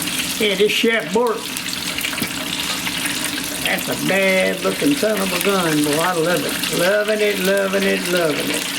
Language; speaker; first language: English; native; English